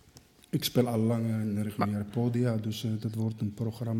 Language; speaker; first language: Dutch; non-native, local second language; Arabic